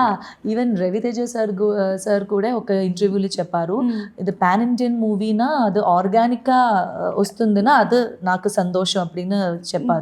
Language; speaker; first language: Telugu; non-native, learner; Malayalam